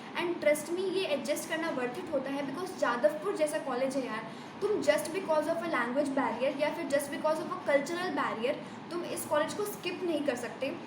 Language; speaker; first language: Hindi; native; Hindi